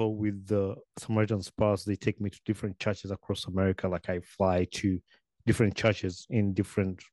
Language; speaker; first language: English; non-native, local second language; Ganda